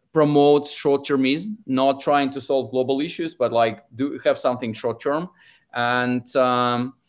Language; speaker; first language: English; non-native, fluent; Russian